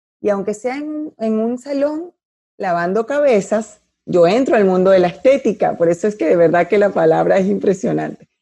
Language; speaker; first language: Spanish; native; Spanish